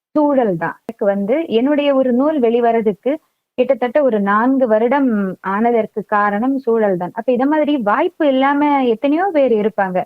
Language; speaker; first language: Tamil; non-native, local second language; Malayalam